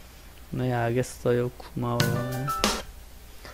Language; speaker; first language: Korean; non-native, fluent; Khmer